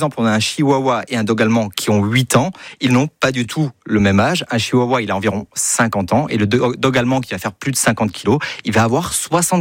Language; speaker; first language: French; native; French